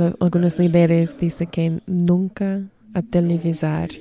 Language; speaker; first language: Spanish; non-native, learner; English